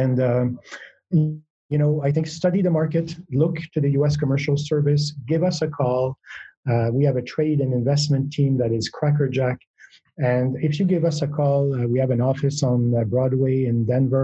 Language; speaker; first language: English; non-native, fluent; French